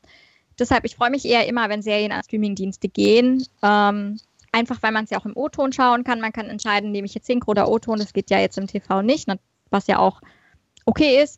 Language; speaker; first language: German; native; German